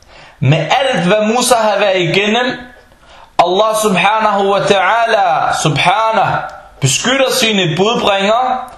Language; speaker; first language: Danish; non-native, fluent; Arabic